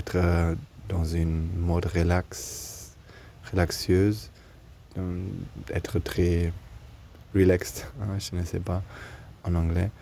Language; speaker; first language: French; non-native, learner; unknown